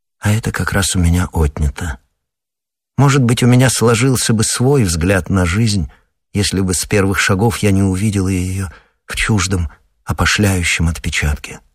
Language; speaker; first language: Russian; native; Russian